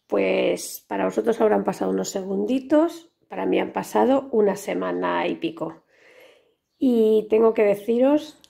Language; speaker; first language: Spanish; native; Spanish